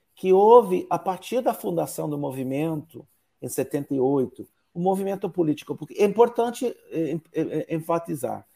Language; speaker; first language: Portuguese; non-native, fluent; English